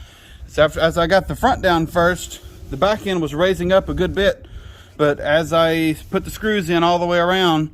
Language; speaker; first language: English; native; English